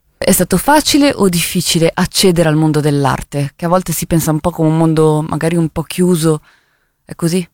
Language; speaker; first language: Italian; native; Italian